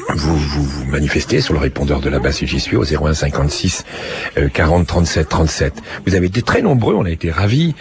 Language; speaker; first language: French; native; French